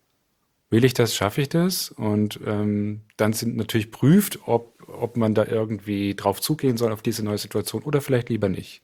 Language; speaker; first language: German; native; German